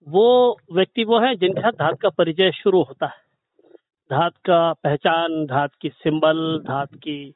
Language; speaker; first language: Hindi; native; Hindi